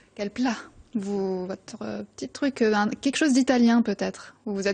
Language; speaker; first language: French; native; French